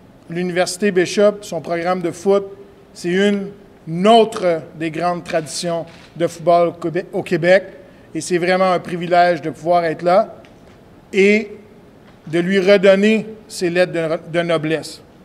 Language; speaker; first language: French; native; French